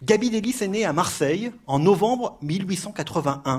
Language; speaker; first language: French; native; French